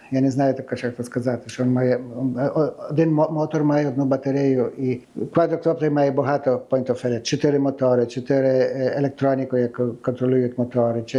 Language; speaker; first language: Ukrainian; early bilingual, heritage; Ukrainian